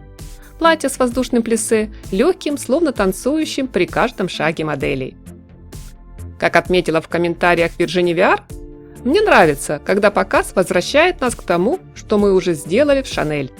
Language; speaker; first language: Russian; native; Russian